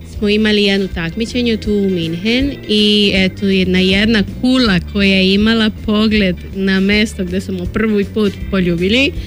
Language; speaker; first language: Serbian; non-native, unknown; Spanish